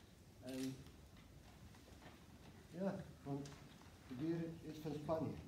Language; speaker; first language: Dutch; non-native, learner; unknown